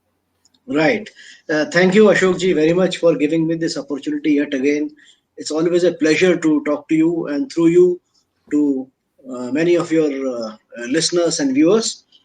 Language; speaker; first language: English; non-native, local second language; Hindi